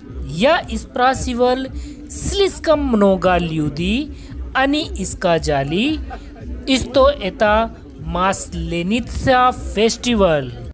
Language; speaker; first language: Russian; non-native, learner; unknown